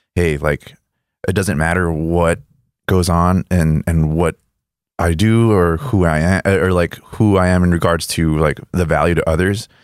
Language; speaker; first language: English; early bilingual, other home language; Spanish